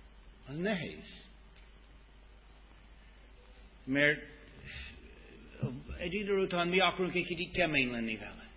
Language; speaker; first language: Hungarian; non-native, fluent; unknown